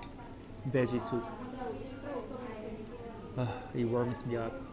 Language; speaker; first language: English; non-native, fluent; Japanese